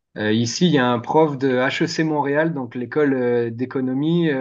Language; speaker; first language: French; native; French